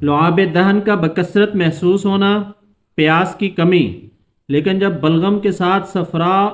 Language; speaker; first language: Hindi; non-native, local second language; Punjabi